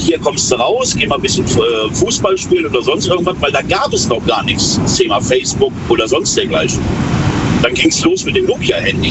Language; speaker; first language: German; native; German